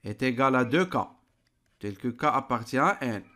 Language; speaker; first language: French; non-native, local second language; Arabic